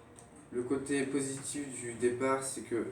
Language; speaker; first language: French; native; French